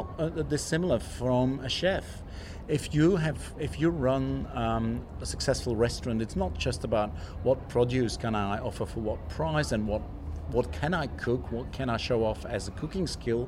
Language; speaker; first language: English; non-native, fluent; Dutch